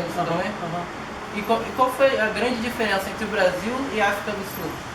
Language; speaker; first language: Portuguese; native; Portuguese